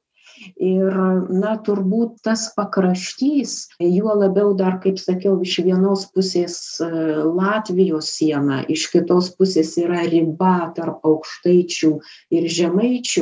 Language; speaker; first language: Lithuanian; native; Lithuanian